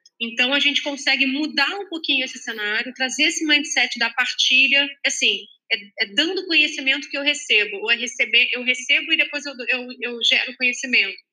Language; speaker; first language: Portuguese; native; Portuguese